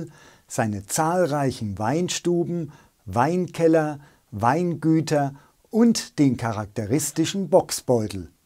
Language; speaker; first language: German; native; German